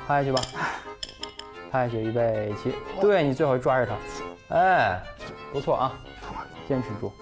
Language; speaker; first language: Chinese; native; Chinese